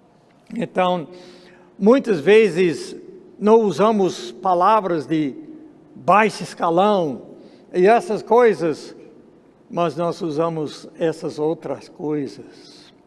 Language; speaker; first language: Portuguese; non-native, fluent; English